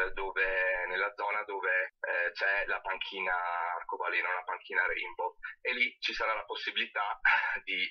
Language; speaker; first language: Italian; native; Italian